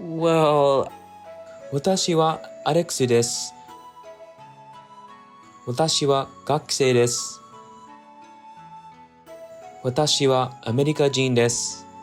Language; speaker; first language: Japanese; non-native, learner; English